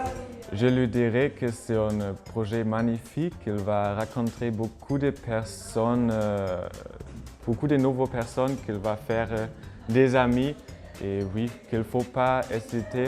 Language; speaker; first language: French; non-native, fluent; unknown